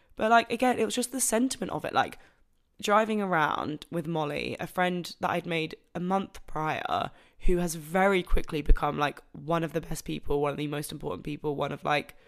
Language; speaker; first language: English; native; English